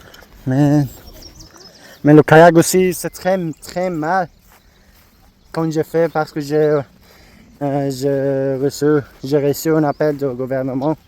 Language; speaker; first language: French; non-native, learner; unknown